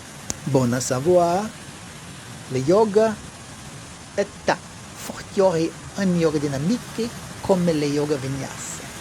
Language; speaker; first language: French; non-native, learner; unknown